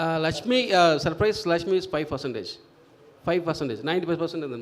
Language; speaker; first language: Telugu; non-native, learner; Tamil